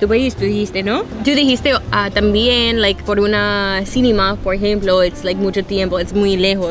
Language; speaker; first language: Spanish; non-native, learner; English